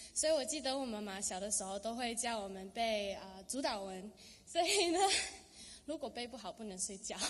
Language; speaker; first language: Chinese; early bilingual, heritage; Chinese